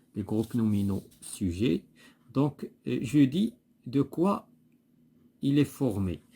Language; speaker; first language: French; non-native, local second language; Arabic